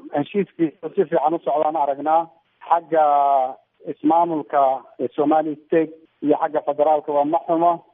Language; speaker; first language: Somali; native; Somali